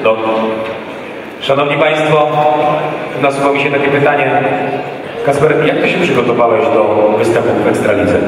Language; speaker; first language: Polish; native; Polish